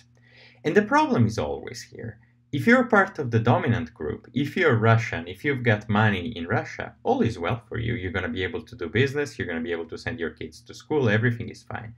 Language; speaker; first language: English; non-native, fluent; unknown